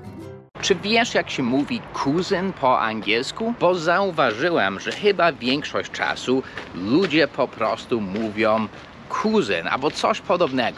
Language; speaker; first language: Polish; non-native, fluent; English